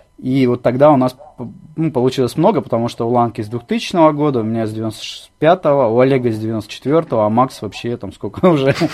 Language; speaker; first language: Russian; native; Russian